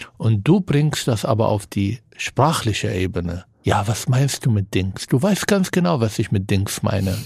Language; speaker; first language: German; non-native, fluent; Arabic